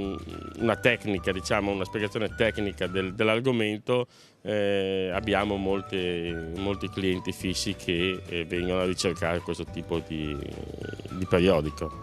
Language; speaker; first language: Italian; native; Italian